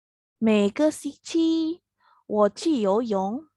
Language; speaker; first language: Chinese; non-native, fluent; Indonesian